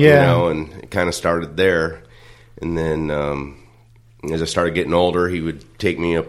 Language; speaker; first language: English; native; English